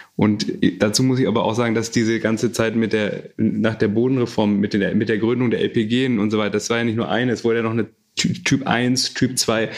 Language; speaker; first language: German; native; German